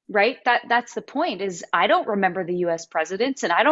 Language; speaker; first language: English; native; English